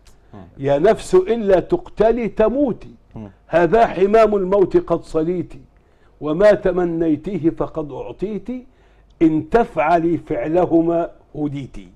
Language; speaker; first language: Arabic; native; Arabic